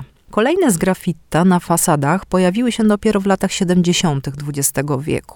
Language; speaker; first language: Polish; native; Polish